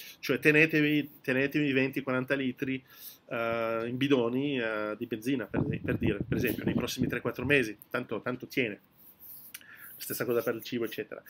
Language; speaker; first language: Italian; early bilingual, heritage; French